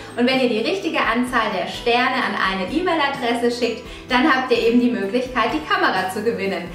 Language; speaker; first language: German; early bilingual, other home language; Italian